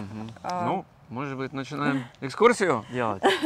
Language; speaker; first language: Russian; non-native, learner; English